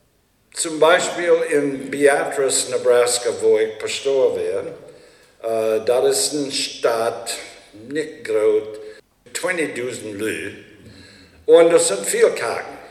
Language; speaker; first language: German; early bilingual, heritage; Low German